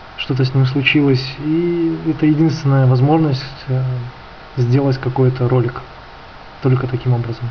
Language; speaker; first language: Russian; native; Russian